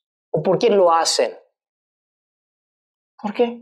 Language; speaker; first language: Spanish; non-native, fluent; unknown